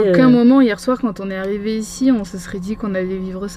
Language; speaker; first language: French; native; French